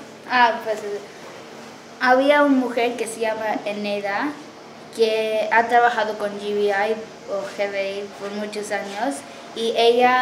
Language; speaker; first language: Spanish; early bilingual, heritage; English